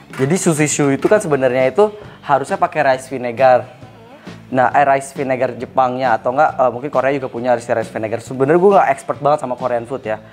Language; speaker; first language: Indonesian; native; Indonesian